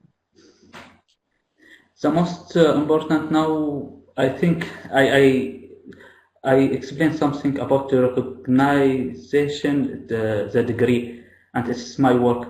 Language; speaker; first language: English; non-native, fluent; Arabic